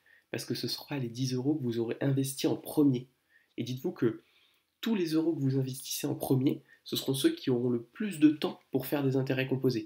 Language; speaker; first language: French; native; French